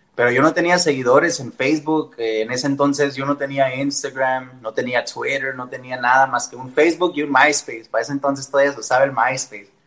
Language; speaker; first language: Spanish; early bilingual, heritage; Spanish